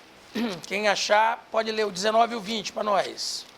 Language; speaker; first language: Portuguese; native; Portuguese